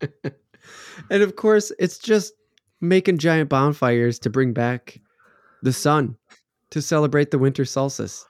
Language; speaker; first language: English; early bilingual, other home language; Finnish